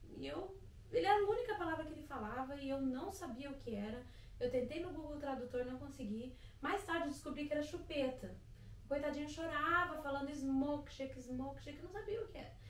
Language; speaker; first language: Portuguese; native; Portuguese